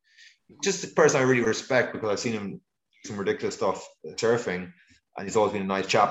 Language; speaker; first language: English; native; English